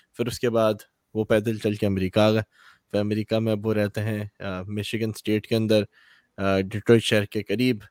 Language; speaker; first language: Urdu; native; Urdu